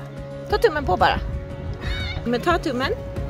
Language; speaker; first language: Swedish; native; Swedish